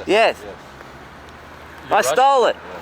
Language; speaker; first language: English; native; English